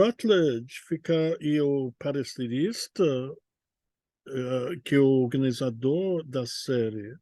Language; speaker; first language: Portuguese; non-native, fluent; English